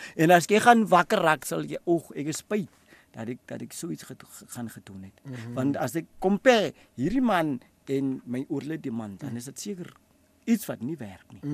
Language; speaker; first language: Afrikaans; non-native, local second language; Tswana